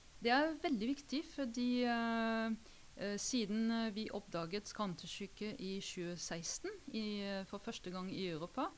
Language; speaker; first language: Norwegian; non-native, fluent; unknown